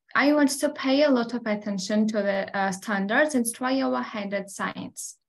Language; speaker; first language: English; non-native, learner; Georgian